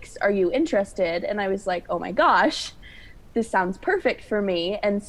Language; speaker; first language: English; native; English